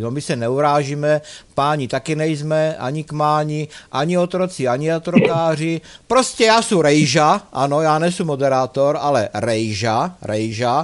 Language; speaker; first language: Czech; native; Czech